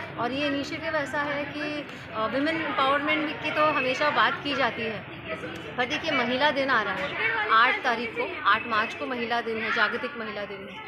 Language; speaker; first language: Hindi; non-native, local second language; Marathi